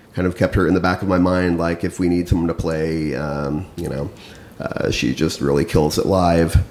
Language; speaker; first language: English; native; English